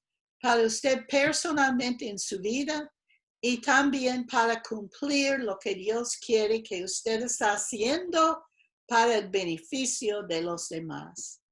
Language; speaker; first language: Spanish; non-native, fluent; English